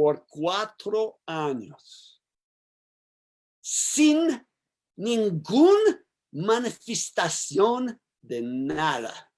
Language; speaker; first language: Spanish; non-native, learner; English